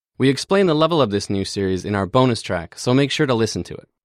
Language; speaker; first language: English; native; English